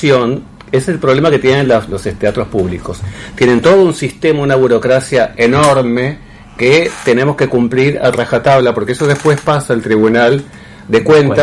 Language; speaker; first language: Spanish; native; Spanish